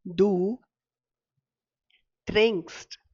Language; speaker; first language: German; non-native, fluent; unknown